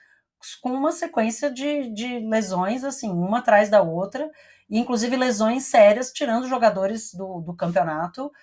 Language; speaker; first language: Portuguese; native; Portuguese